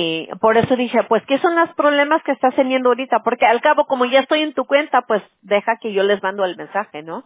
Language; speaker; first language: Spanish; early bilingual, other home language; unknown